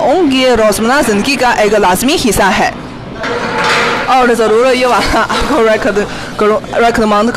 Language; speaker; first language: Hindi; non-native, fluent; Chinese